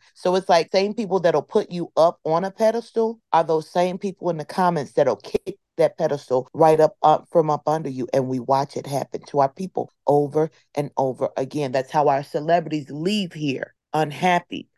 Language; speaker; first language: English; native; English